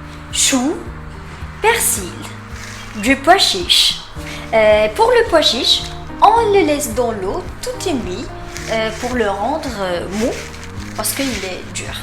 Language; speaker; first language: French; non-native, local second language; Arabic